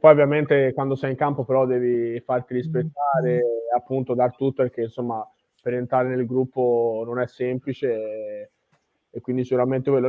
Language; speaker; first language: Italian; native; Italian